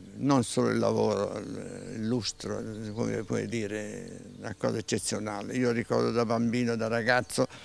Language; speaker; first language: Italian; native; Italian